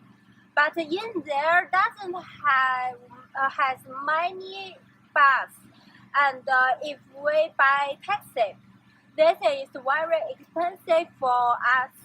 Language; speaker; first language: English; non-native, learner; Chinese